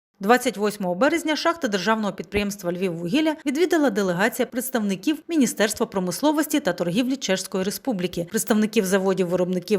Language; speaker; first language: Ukrainian; native; Ukrainian